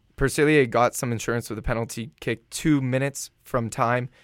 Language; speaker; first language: English; native; English